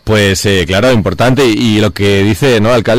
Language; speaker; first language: Spanish; native; Spanish